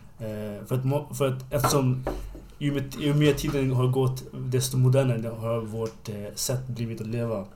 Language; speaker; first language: Swedish; non-native, fluent; Bangla